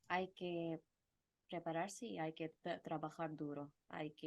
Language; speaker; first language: Spanish; non-native, fluent; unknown